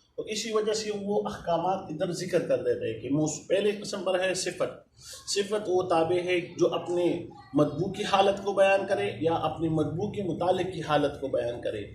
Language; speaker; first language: Urdu; non-native, local second language; Pashto